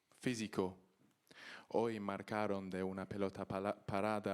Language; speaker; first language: Spanish; non-native, learner; English